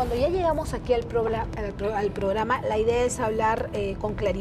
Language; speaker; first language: Spanish; native; Spanish